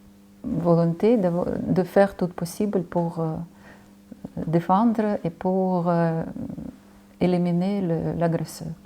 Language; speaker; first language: French; non-native, fluent; Ukrainian